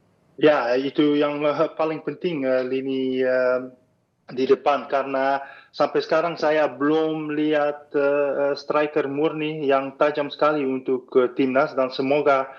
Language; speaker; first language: Indonesian; non-native, fluent; Dutch